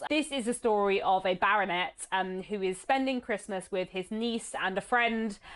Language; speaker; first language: English; native; English